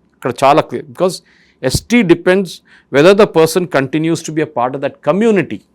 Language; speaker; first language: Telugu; non-native, fluent; Malayalam